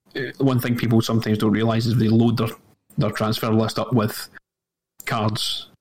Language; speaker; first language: English; native; English